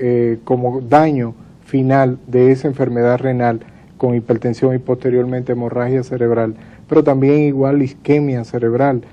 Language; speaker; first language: Spanish; native; Spanish